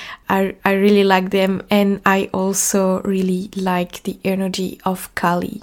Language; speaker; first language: English; non-native, fluent; French